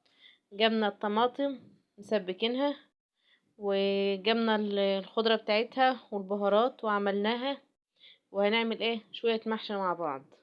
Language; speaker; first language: Arabic; native; Arabic